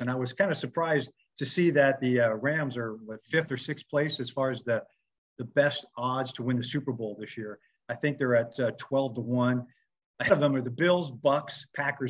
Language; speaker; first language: English; native; English